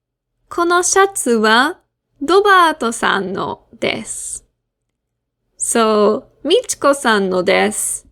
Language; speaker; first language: Japanese; non-native, fluent; English